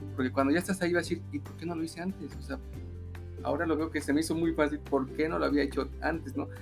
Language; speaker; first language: Spanish; native; Spanish